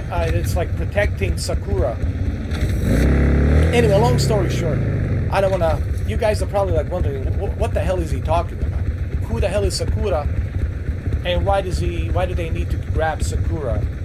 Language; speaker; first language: English; native; English